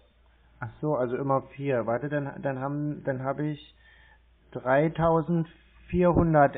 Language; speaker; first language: German; native; German